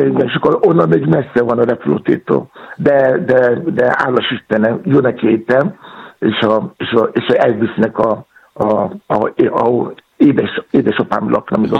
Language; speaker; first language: Hungarian; non-native, fluent; Yoruba